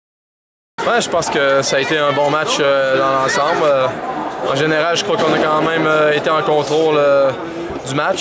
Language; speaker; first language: French; native; French